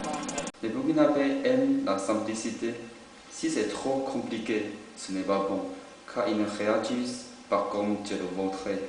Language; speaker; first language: French; non-native, learner; Chinese